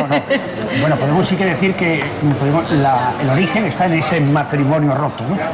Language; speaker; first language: Spanish; native; Spanish